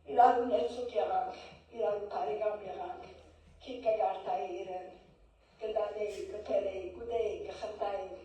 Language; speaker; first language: Armenian; early bilingual, heritage; Armenian